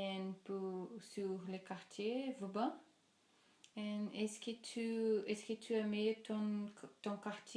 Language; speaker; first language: French; non-native, learner; Portuguese